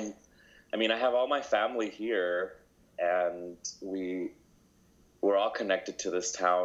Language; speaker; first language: English; early bilingual, other home language; Spanish